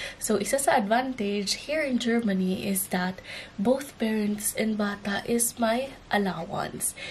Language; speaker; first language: English; non-native, local second language; Filipino